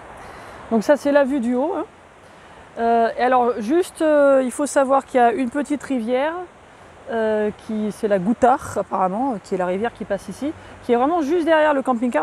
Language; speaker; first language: French; native; French